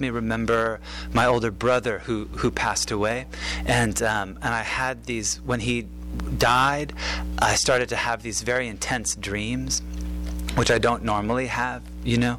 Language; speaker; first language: English; native; English